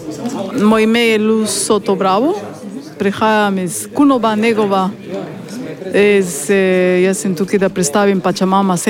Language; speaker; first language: Slovenian; non-native, learner; Spanish